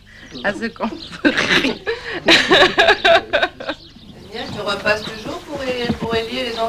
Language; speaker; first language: French; non-native, fluent; German